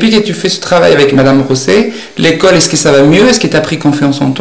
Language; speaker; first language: French; native; French